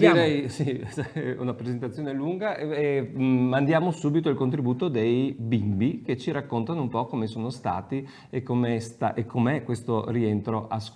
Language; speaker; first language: Italian; native; Italian